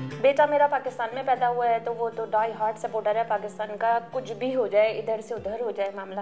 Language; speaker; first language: Urdu; native; Urdu